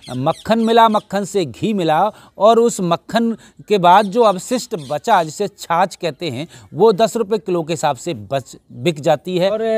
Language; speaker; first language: Hindi; native; Hindi